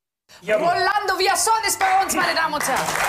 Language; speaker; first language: German; native; German